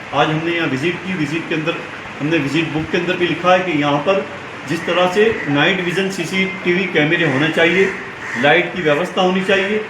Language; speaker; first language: Hindi; non-native, local second language; Gujarati